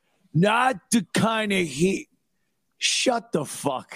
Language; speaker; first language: English; native; English